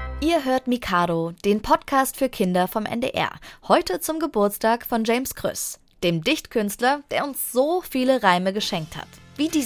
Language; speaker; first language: German; native; German